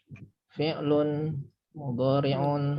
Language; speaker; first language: Arabic; non-native, fluent; Indonesian